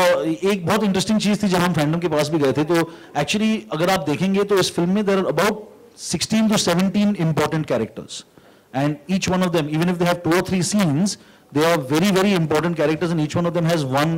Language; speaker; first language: Hindi; native; Hindi